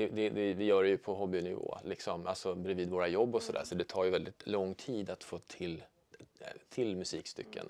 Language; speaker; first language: Swedish; native; Swedish